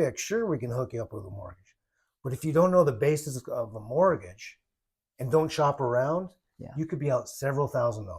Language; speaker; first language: English; native; English